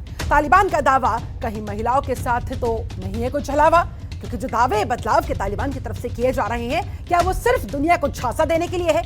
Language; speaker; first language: Hindi; native; Hindi